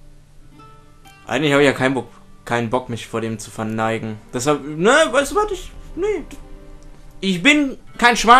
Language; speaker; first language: German; native; German